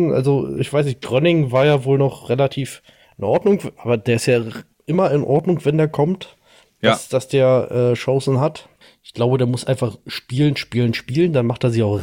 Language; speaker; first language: German; native; German